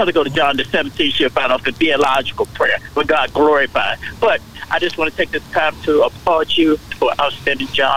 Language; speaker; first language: English; native; English